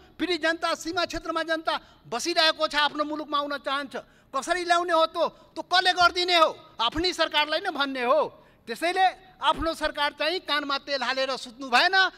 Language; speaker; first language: Nepali; non-native, local second language; Maithili